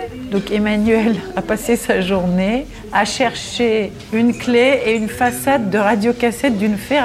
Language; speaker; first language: French; native; French